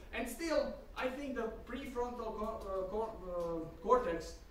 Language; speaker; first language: English; non-native, fluent; Slovak